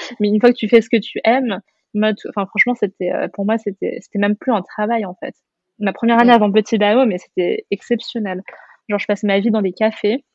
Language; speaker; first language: French; native; French